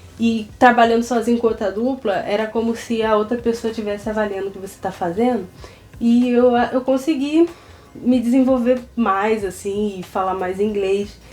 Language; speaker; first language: Portuguese; native; Portuguese